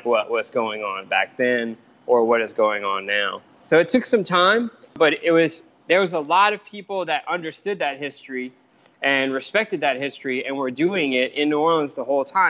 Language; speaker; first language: English; native; English